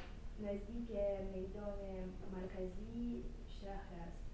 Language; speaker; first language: Persian; non-native, learner; Russian